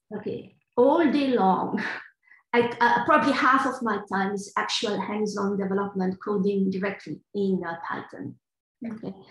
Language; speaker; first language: English; non-native, fluent; French